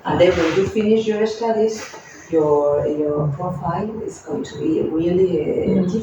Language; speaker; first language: English; non-native, fluent; Spanish